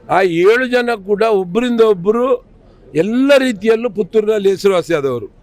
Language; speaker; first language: Kannada; native; Kannada